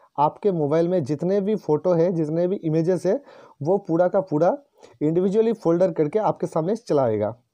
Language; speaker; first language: Hindi; non-native, local second language; Bangla